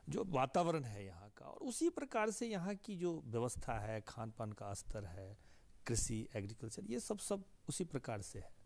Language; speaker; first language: Hindi; native; Hindi